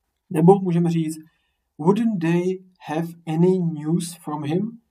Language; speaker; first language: English; non-native, fluent; Czech